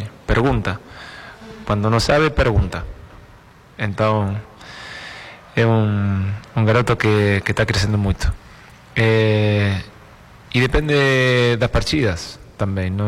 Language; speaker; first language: Portuguese; non-native, fluent; Spanish